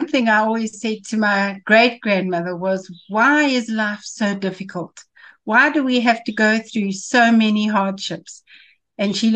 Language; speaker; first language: English; native; English